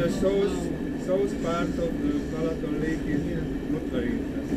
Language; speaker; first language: English; non-native, learner; Hungarian